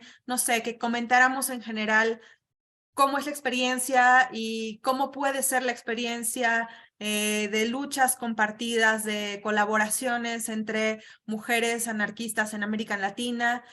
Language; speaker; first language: Spanish; native; Spanish